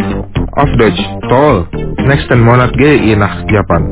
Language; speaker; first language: German; non-native, fluent; Indonesian